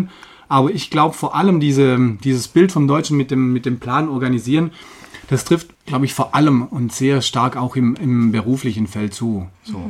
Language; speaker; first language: German; native; German